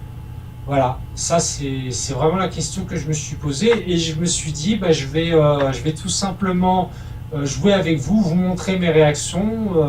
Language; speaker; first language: French; native; French